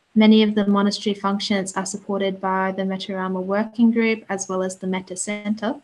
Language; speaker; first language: English; native; English